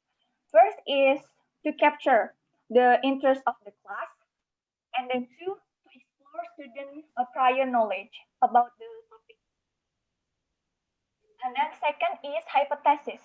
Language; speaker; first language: English; non-native, learner; Indonesian